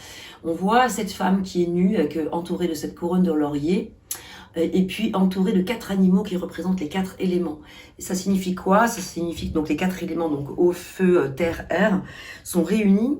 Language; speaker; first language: French; native; French